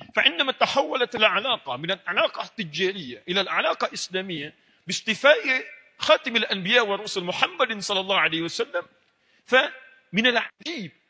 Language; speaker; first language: Arabic; non-native, fluent; Indonesian